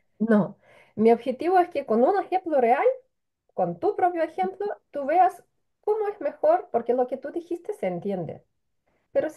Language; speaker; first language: Spanish; non-native, fluent; Ukrainian